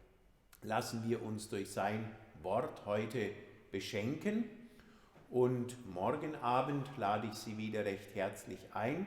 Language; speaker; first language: German; native; German